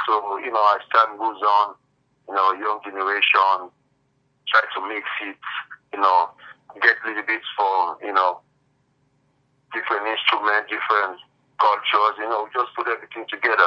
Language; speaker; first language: English; non-native, local second language; Krio